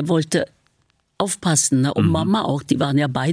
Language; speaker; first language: German; non-native, fluent; Norwegian